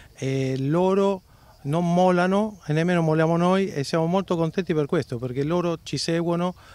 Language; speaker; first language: Italian; early bilingual, heritage; Italian